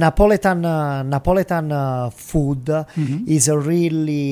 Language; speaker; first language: English; non-native, learner; Italian